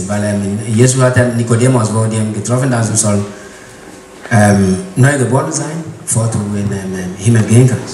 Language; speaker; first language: German; non-native, learner; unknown